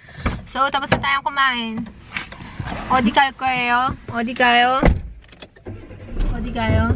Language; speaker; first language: Korean; non-native, learner; Filipino